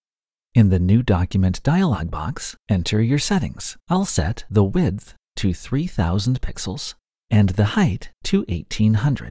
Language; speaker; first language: English; native; English